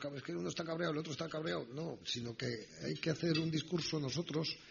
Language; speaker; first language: Spanish; native; Spanish